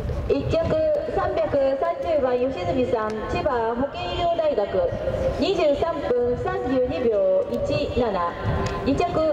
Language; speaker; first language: Japanese; native; Japanese